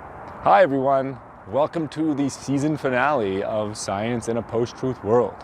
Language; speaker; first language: English; native; English